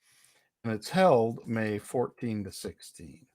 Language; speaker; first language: English; native; English